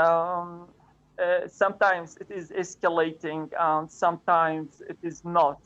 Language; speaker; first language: English; non-native, fluent; Arabic